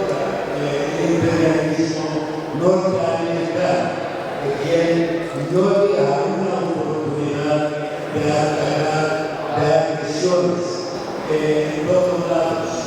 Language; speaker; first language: Spanish; non-native, fluent; Arabic